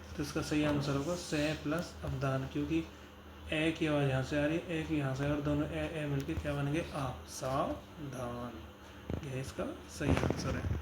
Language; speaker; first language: Hindi; native; Hindi